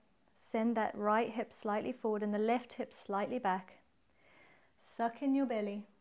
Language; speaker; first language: English; native; English